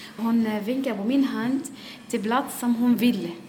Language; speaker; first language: Swedish; non-native, learner; Arabic